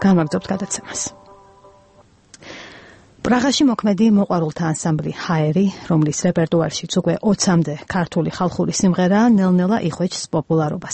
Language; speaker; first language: Georgian; native; Georgian